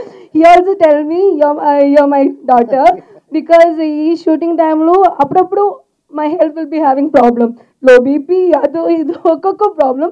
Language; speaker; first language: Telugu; non-native, learner; Malayalam